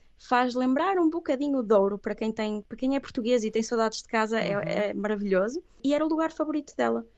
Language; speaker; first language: Portuguese; early bilingual, other home language; Catalan